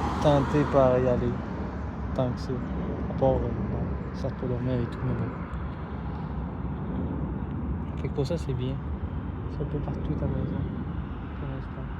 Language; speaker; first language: French; native; French